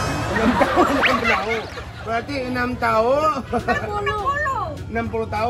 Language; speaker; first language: Indonesian; non-native, learner; Japanese